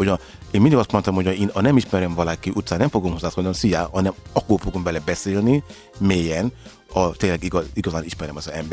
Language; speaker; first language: Hungarian; non-native, learner; Yoruba